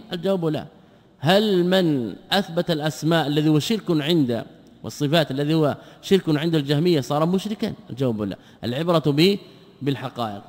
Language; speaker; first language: Arabic; native; Arabic